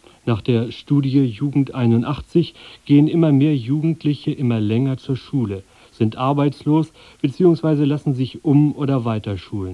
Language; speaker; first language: German; native; German